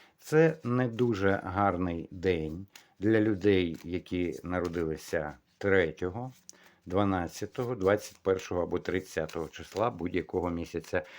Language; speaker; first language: Ukrainian; non-native, local second language; Russian